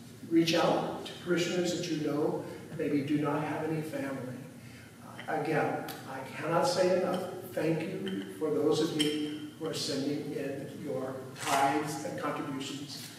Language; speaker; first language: English; native; English